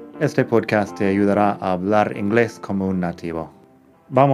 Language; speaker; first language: Spanish; non-native, fluent; English